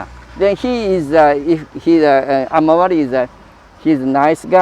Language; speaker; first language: English; non-native, learner; Japanese